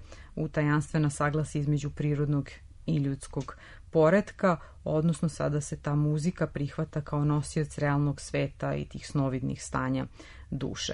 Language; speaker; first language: Serbian; native; Serbian